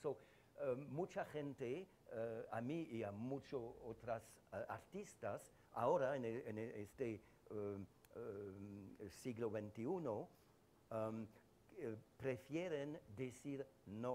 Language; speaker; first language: Spanish; non-native, fluent; French